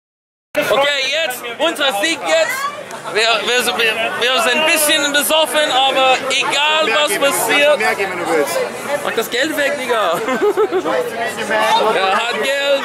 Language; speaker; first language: German; non-native, learner; English